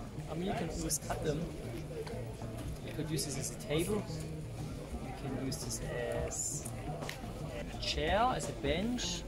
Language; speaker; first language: English; non-native, fluent; German